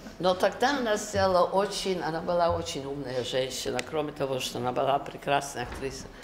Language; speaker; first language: Russian; early bilingual, other home language; Yiddish